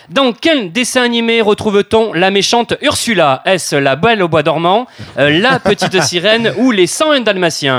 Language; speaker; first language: French; native; French